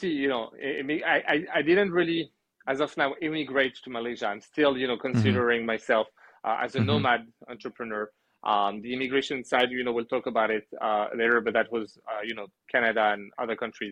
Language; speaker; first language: English; non-native, fluent; French